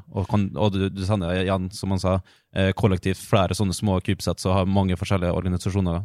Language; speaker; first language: Norwegian; early bilingual, other home language; Russian